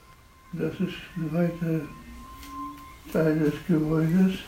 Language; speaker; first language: German; non-native, fluent; Polish